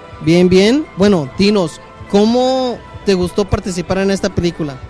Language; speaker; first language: Spanish; native; Spanish